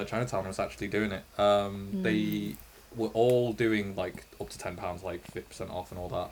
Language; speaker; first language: English; native; English